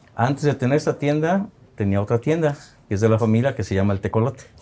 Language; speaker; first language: Spanish; native; Spanish